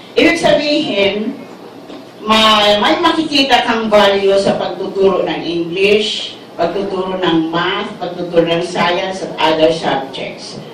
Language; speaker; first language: Filipino; non-native, local second language; Waray